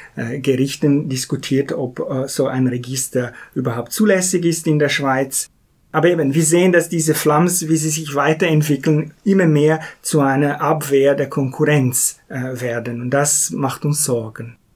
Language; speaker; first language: German; non-native, local second language; Italian